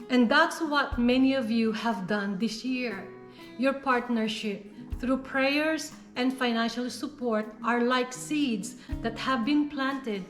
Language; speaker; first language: English; non-native, local second language; Filipino